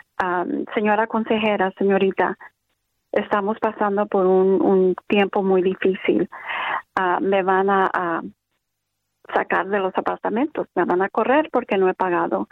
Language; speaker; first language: Spanish; early bilingual, other home language; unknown